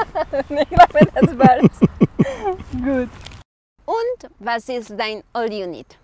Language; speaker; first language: German; non-native, fluent; Spanish